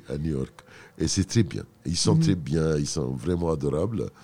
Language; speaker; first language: French; non-native, fluent; Arabic